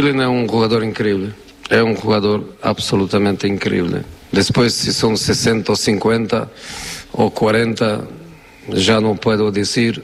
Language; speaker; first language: Spanish; non-native, fluent; Portuguese